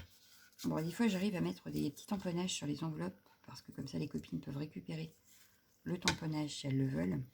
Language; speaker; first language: French; native; French